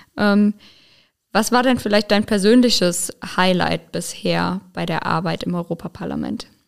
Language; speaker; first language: German; native; German